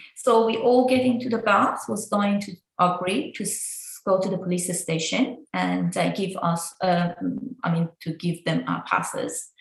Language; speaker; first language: English; non-native, fluent; Persian